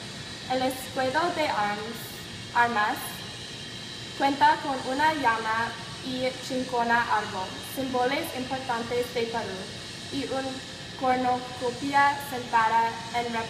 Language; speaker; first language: Spanish; non-native, learner; English